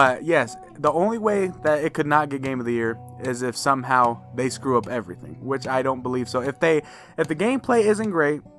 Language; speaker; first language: English; native; English